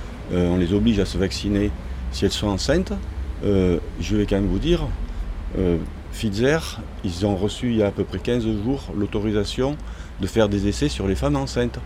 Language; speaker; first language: French; native; French